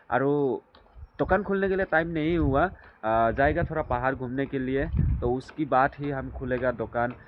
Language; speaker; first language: Hindi; non-native, local second language; Assamese